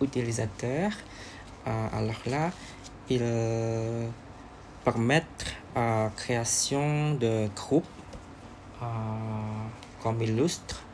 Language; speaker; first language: French; non-native, learner; Indonesian